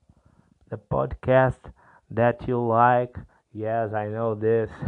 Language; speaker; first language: English; non-native, learner; Portuguese